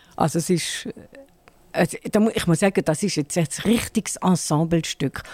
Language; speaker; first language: German; native; German